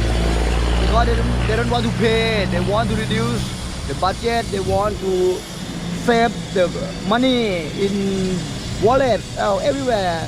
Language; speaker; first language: English; non-native, learner; Thai